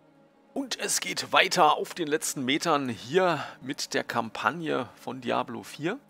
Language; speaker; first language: German; native; German